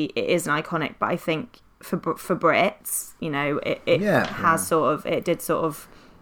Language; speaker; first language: English; native; English